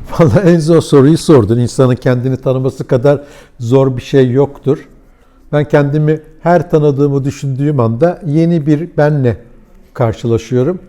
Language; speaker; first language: Turkish; early bilingual, heritage; Turkish